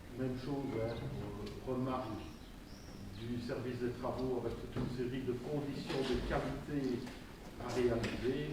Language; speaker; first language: French; native; French